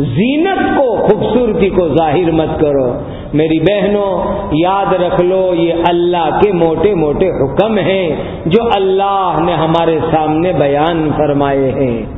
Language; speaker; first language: Urdu; non-native, local second language; Gujarati